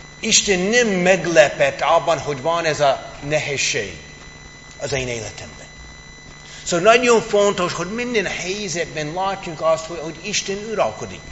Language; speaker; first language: Hungarian; non-native, fluent; English